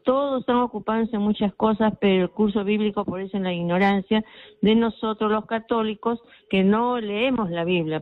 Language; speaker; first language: Spanish; native; Spanish